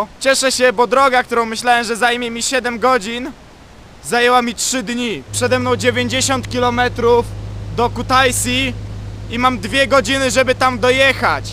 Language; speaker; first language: Polish; native; Polish